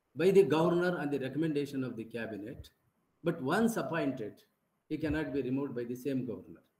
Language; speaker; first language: English; non-native, local second language; Kannada